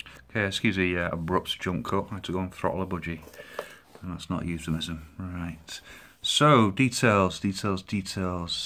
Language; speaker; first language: English; native; English